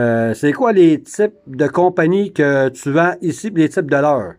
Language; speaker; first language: French; native; French